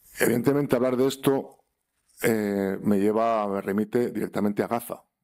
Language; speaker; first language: Spanish; native; Spanish